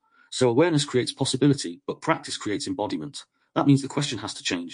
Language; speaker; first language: English; native; English